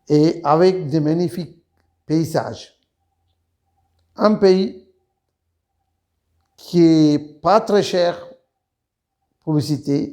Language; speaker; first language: French; non-native, fluent; Sinhala